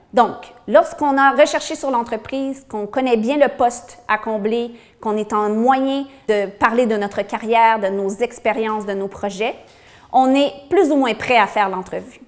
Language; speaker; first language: French; native; French